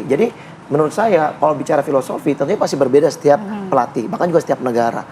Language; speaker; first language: Indonesian; native; Indonesian